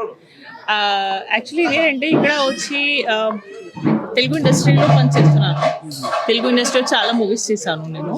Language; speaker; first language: Telugu; non-native, local second language; Hindi